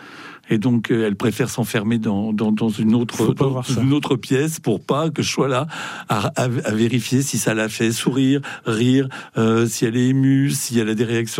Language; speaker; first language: French; native; French